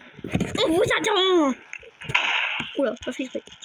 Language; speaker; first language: French; native; French